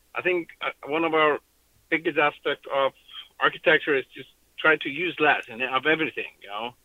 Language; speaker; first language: English; non-native, fluent; Icelandic